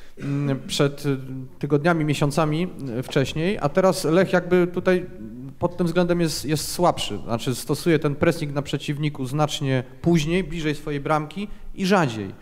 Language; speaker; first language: Polish; native; Polish